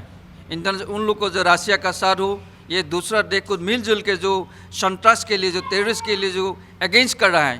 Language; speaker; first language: Hindi; non-native, local second language; Assamese